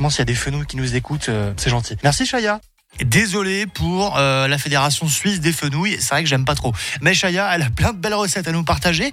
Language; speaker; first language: French; native; French